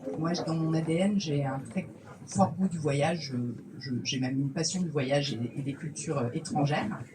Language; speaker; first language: French; native; French